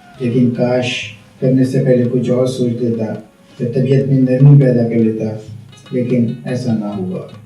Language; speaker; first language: Urdu; native; Urdu